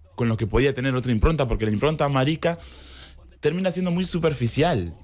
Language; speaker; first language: Spanish; native; Spanish